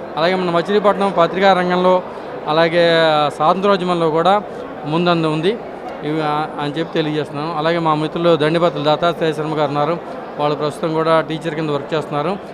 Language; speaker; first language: Telugu; native; Telugu